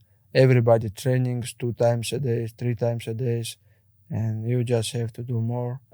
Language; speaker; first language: English; non-native, learner; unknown